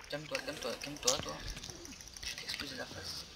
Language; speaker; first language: French; native; French